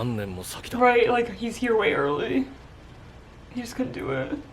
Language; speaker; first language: English; native; English